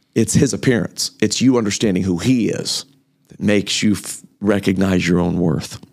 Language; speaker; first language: English; native; English